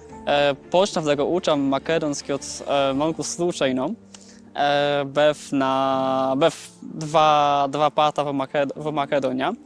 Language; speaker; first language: Macedonian; non-native, learner; Polish